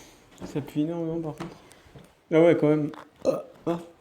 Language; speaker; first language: French; native; French